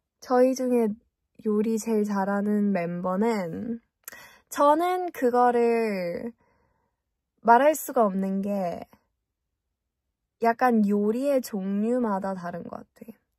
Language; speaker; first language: Korean; early bilingual, heritage; English